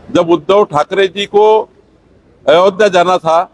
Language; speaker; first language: Hindi; non-native, local second language; Marathi